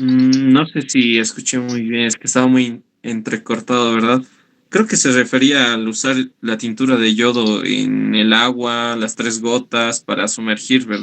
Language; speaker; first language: Spanish; native; Spanish